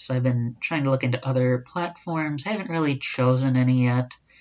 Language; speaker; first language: English; native; English